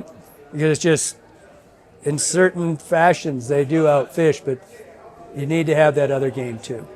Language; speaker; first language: English; native; English